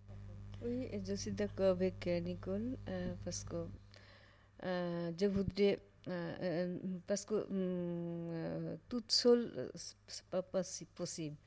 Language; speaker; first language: French; non-native, learner; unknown